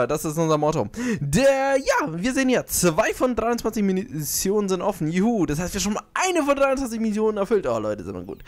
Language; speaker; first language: German; native; German